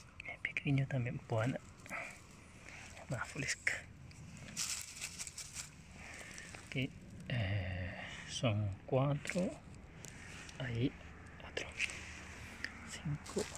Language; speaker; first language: Spanish; non-native, learner; Japanese